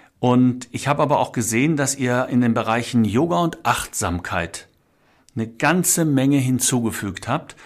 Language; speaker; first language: German; native; German